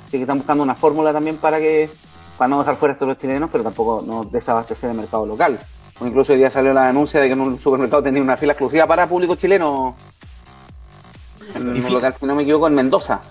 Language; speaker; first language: Spanish; native; Spanish